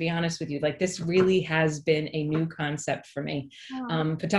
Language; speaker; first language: English; native; English